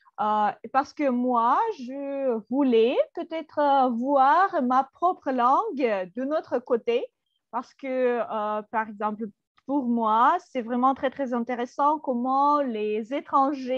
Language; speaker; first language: French; non-native, fluent; Russian